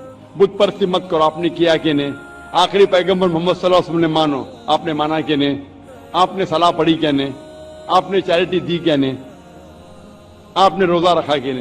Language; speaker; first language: Hindi; non-native, local second language; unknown